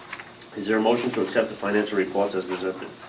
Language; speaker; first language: English; native; English